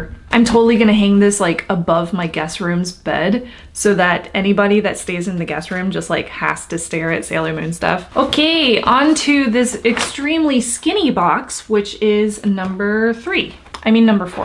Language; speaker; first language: English; native; English